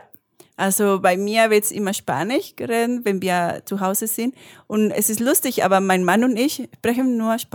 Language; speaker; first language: German; non-native, learner; Spanish